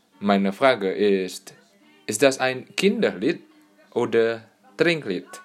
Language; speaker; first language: German; non-native, learner; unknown